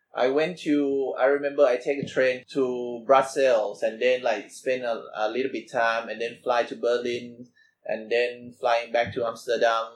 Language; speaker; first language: English; non-native, learner; Thai